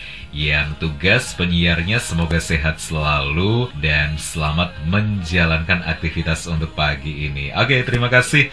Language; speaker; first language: Indonesian; native; Indonesian